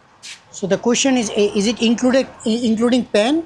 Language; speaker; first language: English; non-native, learner; Bangla